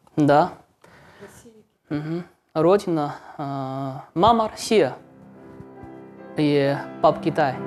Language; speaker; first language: Russian; non-native, learner; Chinese